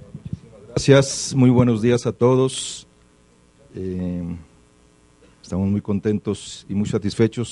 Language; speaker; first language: Spanish; native; Spanish